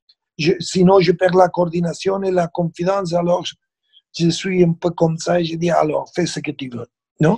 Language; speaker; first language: French; non-native, fluent; Spanish